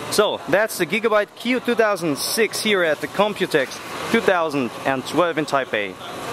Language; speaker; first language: English; non-native, fluent; German